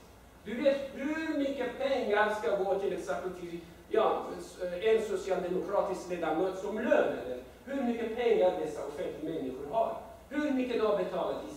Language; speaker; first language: Swedish; non-native, fluent; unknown